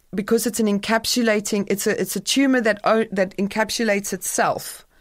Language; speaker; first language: English; native; English